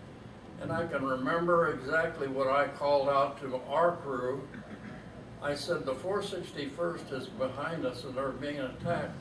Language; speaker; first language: English; native; English